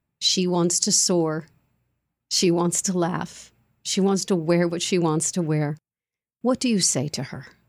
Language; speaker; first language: English; native; English